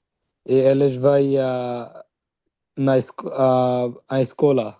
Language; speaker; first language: Portuguese; non-native, learner; Bangla